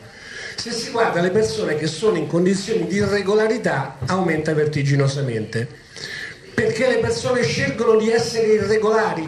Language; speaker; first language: Italian; native; Italian